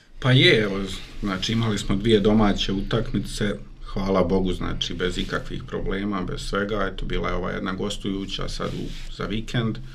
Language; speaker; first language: Croatian; native; Croatian